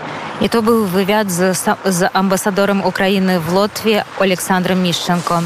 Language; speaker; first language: Ukrainian; non-native, learner; Polish